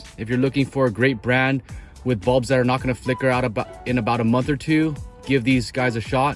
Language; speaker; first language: English; native; English